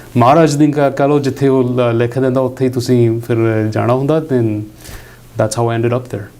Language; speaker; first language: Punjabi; early bilingual, heritage; Punjabi